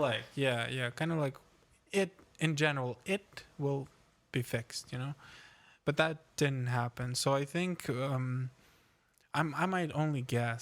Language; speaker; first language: English; non-native, fluent; Ukrainian